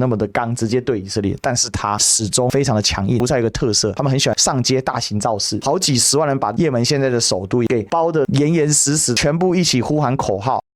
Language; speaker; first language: Chinese; native; Chinese